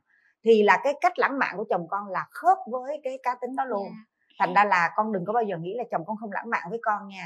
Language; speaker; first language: Vietnamese; native; Vietnamese